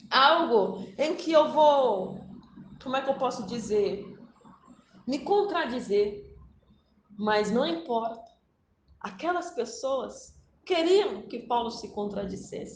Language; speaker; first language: Portuguese; native; Portuguese